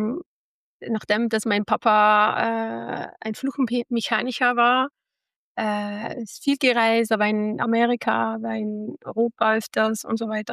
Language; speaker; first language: German; non-native, fluent; Arabic